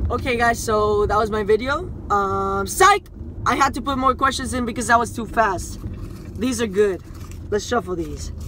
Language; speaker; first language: English; early bilingual, other home language; Spanish